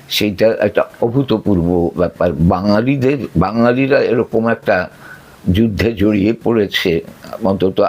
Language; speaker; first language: Bangla; early bilingual, other home language; Sylheti